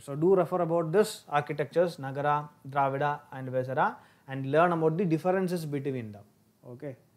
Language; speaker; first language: English; non-native, local second language; Tamil